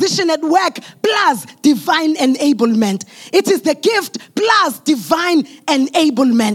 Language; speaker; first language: English; non-native, local second language; Zulu